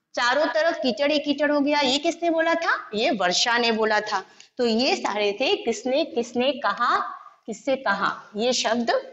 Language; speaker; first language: Hindi; non-native, local second language; Gujarati